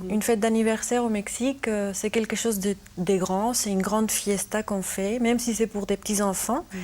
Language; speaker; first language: French; non-native, fluent; Spanish